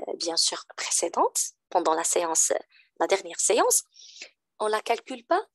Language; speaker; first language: French; non-native, local second language; Arabic